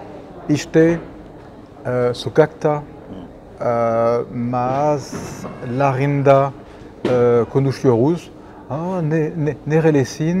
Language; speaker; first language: Turkish; non-native, learner; French